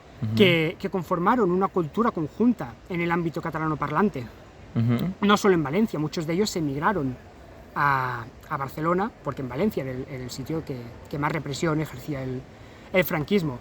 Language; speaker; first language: Spanish; native; Spanish